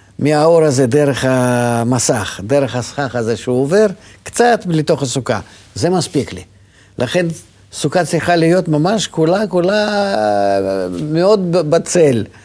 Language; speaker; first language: Hebrew; non-native, fluent; Russian